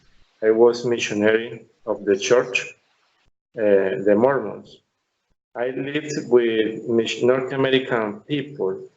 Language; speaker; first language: English; non-native, learner; Spanish